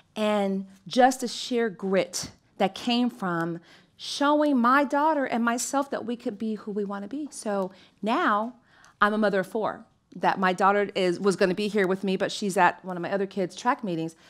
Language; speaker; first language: English; native; English